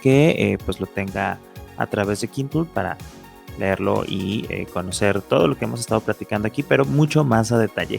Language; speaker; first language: Spanish; native; Spanish